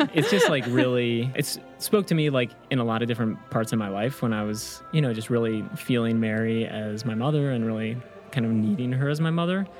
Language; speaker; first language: English; early bilingual, other home language; Arabic